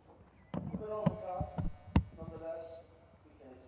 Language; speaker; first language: English; native; English